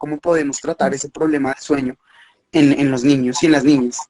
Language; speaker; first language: Spanish; native; Spanish